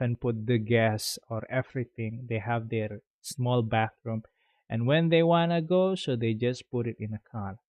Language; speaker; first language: English; non-native, fluent; Indonesian